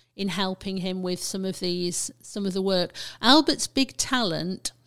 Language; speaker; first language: English; native; English